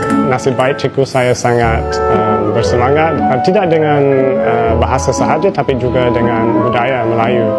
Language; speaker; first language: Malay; non-native, fluent; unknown